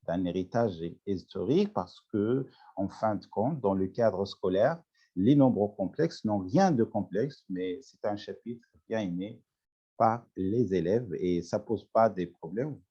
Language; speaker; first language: French; non-native, local second language; Arabic